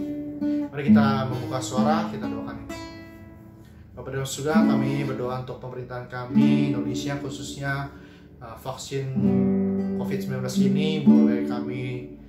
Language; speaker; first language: Indonesian; native; Indonesian